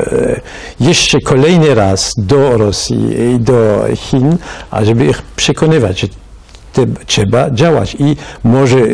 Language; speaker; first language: Polish; non-native, fluent; French